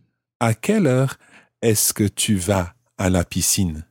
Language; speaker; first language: French; non-native, fluent; English